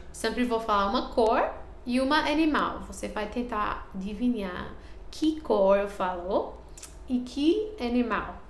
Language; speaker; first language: Portuguese; non-native, learner; English